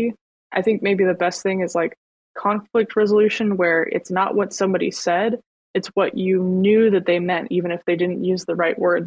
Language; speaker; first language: English; native; English